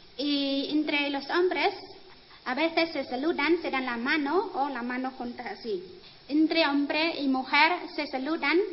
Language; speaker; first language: Spanish; non-native, learner; Khmer